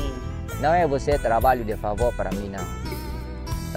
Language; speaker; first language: Portuguese; non-native, learner; Vietnamese